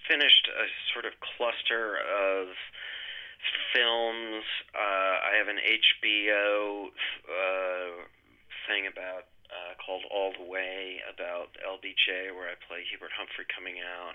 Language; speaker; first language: English; native; English